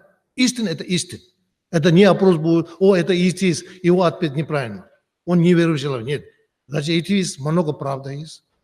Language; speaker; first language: Russian; non-native, learner; Tibetan